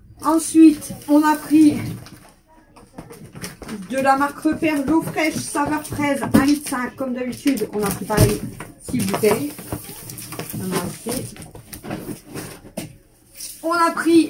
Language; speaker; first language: French; native; French